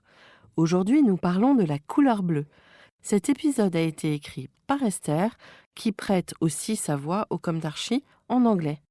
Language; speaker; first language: French; native; French